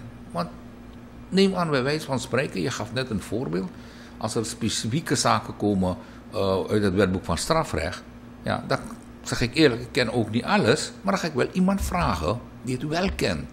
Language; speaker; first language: Dutch; native; Dutch